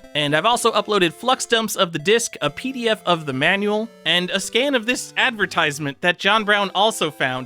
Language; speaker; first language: English; native; English